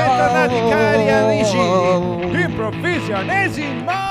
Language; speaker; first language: Italian; native; Italian